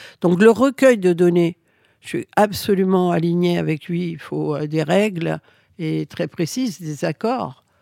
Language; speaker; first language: French; early bilingual, other home language; Spanish